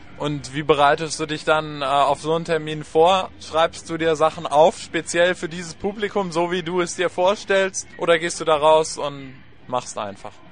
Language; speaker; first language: German; native; German